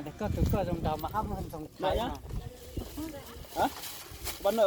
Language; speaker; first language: Vietnamese; non-native, local second language; Hmong